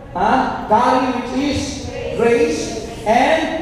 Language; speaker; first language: English; non-native, local second language; Filipino